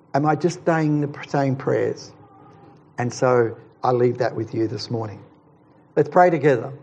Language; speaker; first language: English; native; English